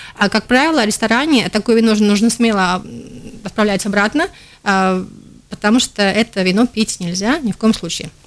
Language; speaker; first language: Russian; native; Russian